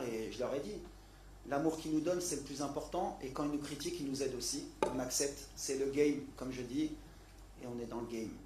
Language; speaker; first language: French; native; French